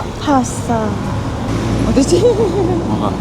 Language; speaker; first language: Korean; non-native, learner; Vietnamese